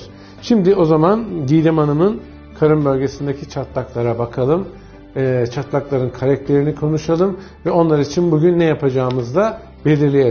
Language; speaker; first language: Turkish; native; Turkish